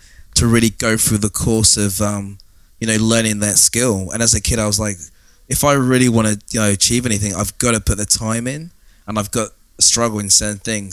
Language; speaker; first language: English; native; English